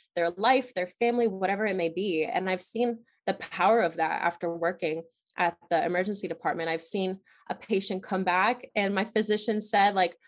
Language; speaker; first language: English; native; English